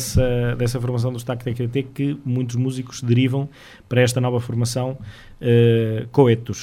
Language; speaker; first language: Portuguese; native; Portuguese